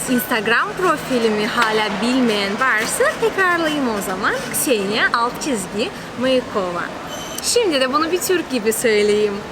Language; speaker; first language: Turkish; non-native, fluent; Russian